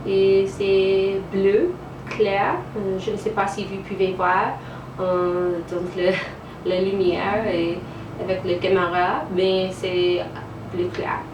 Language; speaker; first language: French; non-native, learner; English